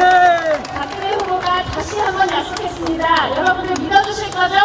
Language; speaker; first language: Korean; native; Korean